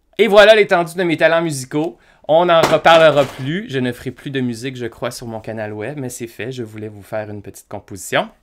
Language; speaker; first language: French; native; French